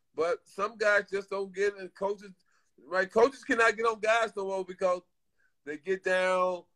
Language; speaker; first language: English; native; English